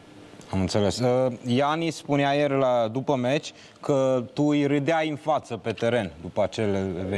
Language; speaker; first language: Romanian; native; Romanian